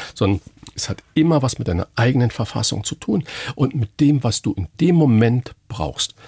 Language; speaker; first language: German; native; German